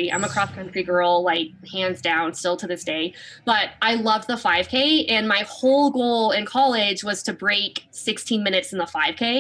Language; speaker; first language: English; native; English